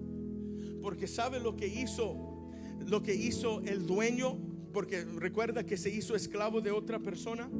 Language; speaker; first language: Spanish; early bilingual, heritage; Spanish